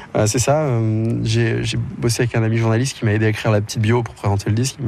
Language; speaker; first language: French; native; French